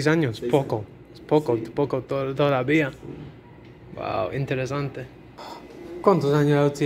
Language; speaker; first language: Spanish; non-native, learner; English